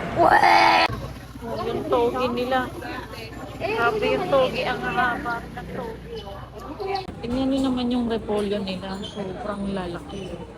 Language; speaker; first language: Filipino; native; Filipino